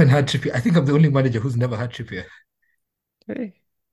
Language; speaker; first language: English; non-native, local second language; Luo (Kenya and Tanzania)